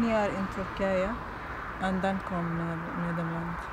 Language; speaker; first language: Dutch; non-native, learner; Arabic